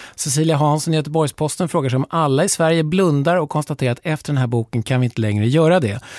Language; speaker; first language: Swedish; native; Swedish